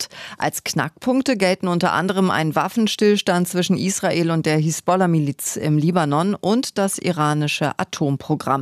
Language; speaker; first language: German; native; German